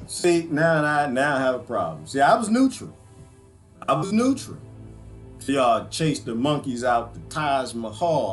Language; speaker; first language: English; native; English